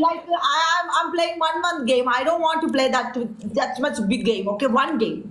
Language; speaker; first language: Hindi; non-native, learner; Bangla